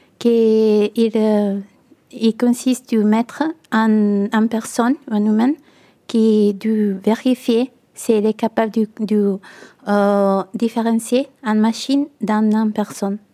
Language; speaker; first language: French; non-native, learner; Italian